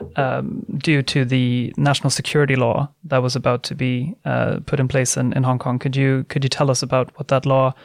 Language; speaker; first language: English; non-native, fluent; Swedish